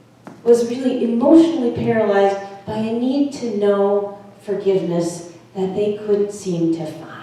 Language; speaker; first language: English; native; English